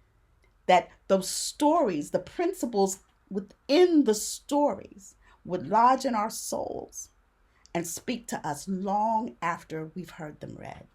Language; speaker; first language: English; native; English